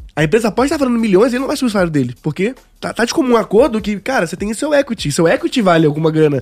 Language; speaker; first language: Portuguese; native; Portuguese